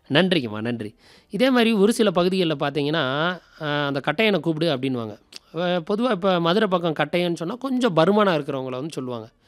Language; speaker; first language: Tamil; native; Tamil